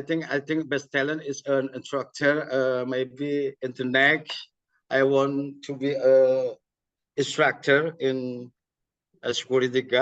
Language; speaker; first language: English; non-native, learner; Indonesian